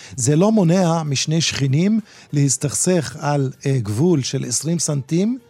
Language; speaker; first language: Hebrew; non-native, local second language; Arabic